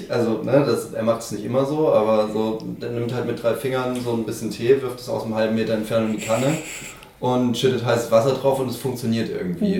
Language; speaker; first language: German; native; German